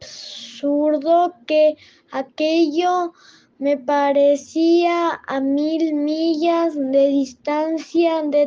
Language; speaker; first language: Spanish; non-native, learner; French